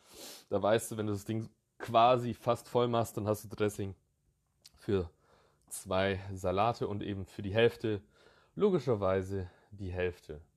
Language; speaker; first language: German; native; German